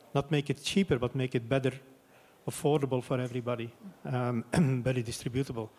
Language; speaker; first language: English; non-native, fluent; Dutch